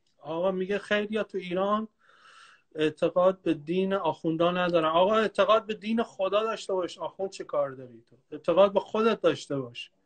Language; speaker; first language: Persian; non-native, local second language; Kurdish